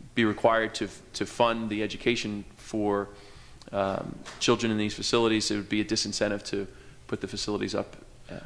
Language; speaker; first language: English; native; English